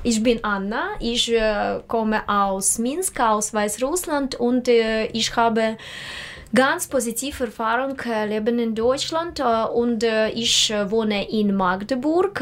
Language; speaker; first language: German; non-native, learner; Russian